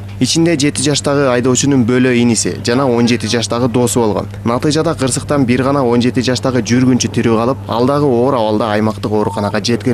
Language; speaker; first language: Kyrgyz; native; Kyrgyz